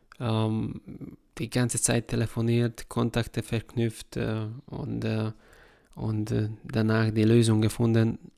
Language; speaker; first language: German; non-native, fluent; Hungarian